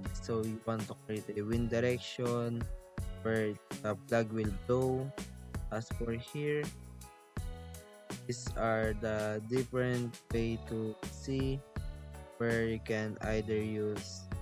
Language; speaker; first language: English; non-native, fluent; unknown